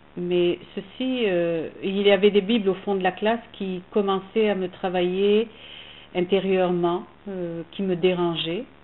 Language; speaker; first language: French; native; French